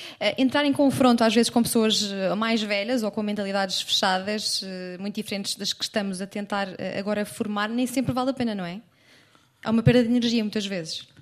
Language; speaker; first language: Portuguese; native; Portuguese